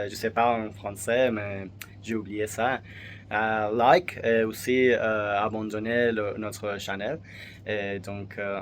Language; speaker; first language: French; non-native, learner; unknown